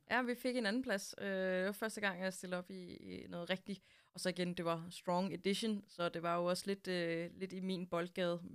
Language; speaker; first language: Danish; native; Danish